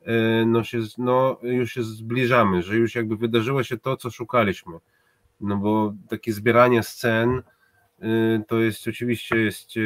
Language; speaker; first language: Polish; non-native, fluent; Hebrew